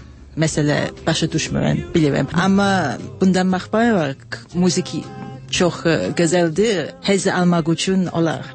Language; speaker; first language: Azerbaijani; non-native, learner; English